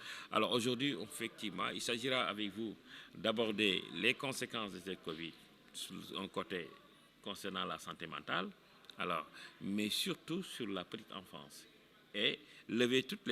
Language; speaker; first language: French; non-native, local second language; Wolof